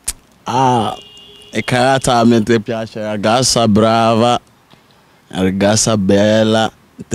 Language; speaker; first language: Italian; non-native, learner; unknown